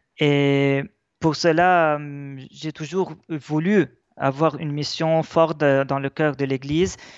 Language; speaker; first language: French; non-native, local second language; Arabic